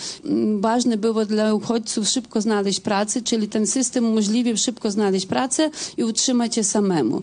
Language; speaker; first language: Polish; non-native, fluent; Ukrainian